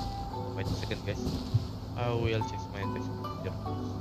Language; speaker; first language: English; non-native, learner; Indonesian